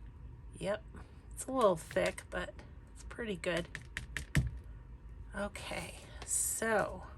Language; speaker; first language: English; native; English